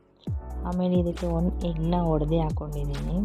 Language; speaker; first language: Kannada; native; Kannada